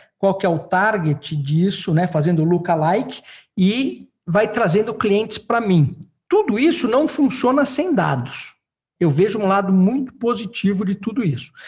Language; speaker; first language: Portuguese; native; Portuguese